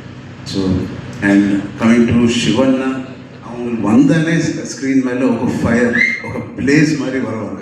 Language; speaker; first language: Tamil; non-native, learner; Telugu